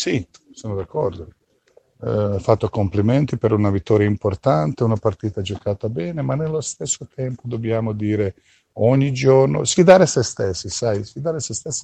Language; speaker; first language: Italian; non-native, fluent; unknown